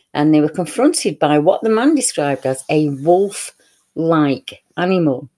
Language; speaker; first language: English; native; English